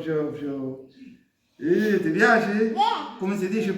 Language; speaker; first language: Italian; non-native, fluent; Arabic